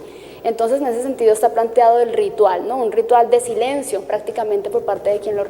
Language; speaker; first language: Spanish; native; Spanish